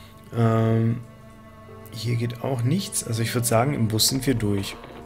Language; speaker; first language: German; native; German